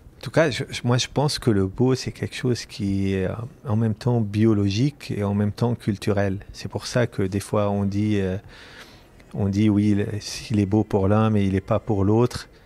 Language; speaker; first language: French; non-native, local second language; Arabic